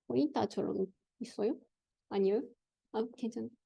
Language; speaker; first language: Korean; non-native, learner; Japanese